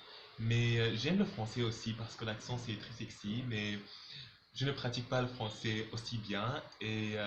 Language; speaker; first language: French; non-native, local second language; Arabic